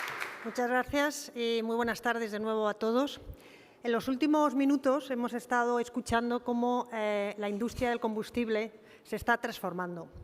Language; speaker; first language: Spanish; native; Spanish